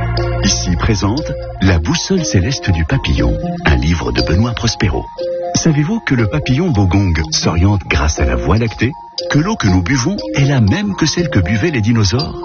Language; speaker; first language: French; native; French